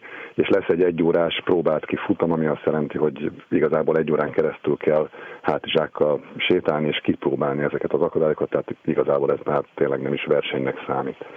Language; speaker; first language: Hungarian; native; Hungarian